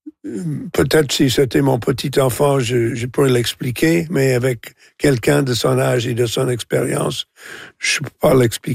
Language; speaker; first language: French; non-native, local second language; English